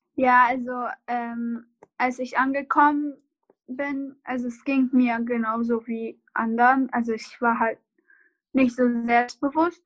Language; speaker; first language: German; non-native, fluent; Arabic